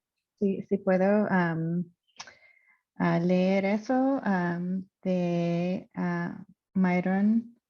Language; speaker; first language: Spanish; non-native, fluent; English